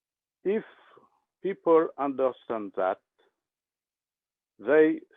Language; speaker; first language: English; non-native, learner; French